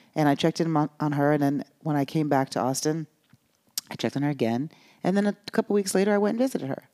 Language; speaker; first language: English; native; English